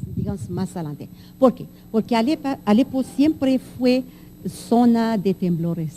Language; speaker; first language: Spanish; non-native, fluent; Armenian